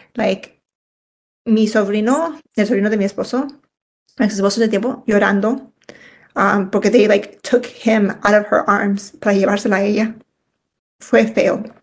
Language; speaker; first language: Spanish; early bilingual, heritage; Spanish